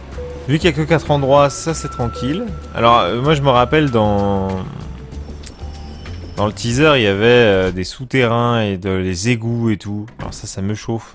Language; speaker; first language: French; native; French